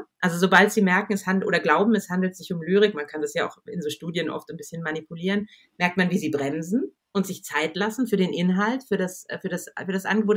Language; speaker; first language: German; native; German